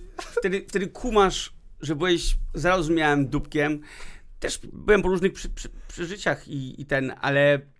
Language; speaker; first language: Polish; early bilingual, heritage; Polish